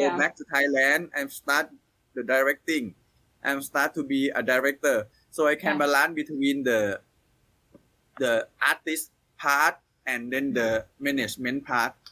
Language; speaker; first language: English; non-native, learner; Thai